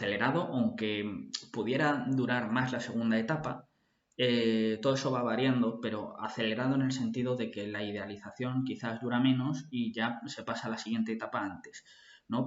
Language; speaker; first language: Spanish; native; Spanish